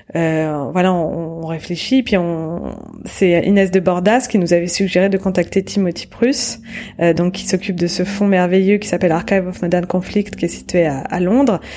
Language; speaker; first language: French; native; French